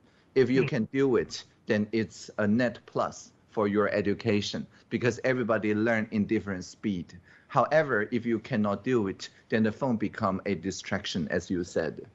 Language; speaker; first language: English; non-native, fluent; Chinese